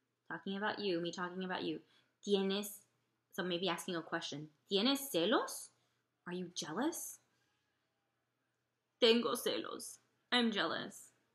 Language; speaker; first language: English; native; English